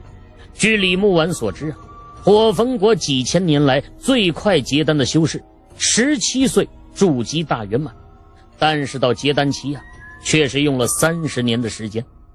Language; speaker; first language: Chinese; native; Chinese